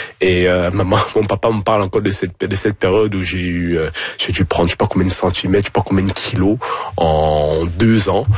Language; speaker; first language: French; early bilingual, other home language; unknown